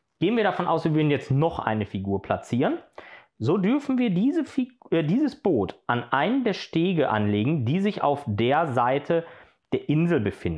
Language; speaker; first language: German; native; German